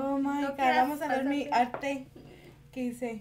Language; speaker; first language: Spanish; early bilingual, heritage; Spanish